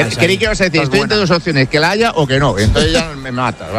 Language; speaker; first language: Spanish; native; Spanish